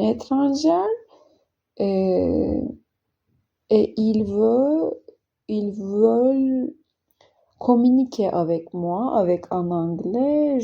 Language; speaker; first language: French; non-native, learner; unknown